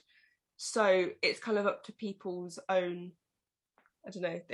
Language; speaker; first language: English; native; English